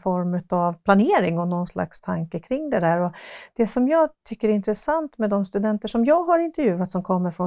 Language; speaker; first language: Swedish; native; Swedish